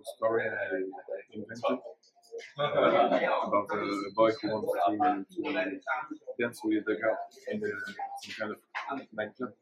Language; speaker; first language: English; non-native, learner; French